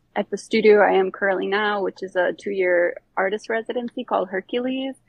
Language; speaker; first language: English; early bilingual, other home language; Bosnian